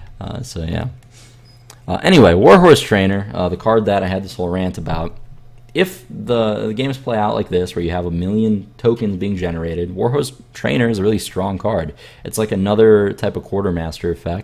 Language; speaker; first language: English; native; English